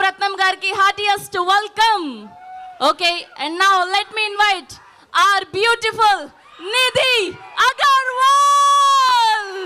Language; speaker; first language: Telugu; native; Telugu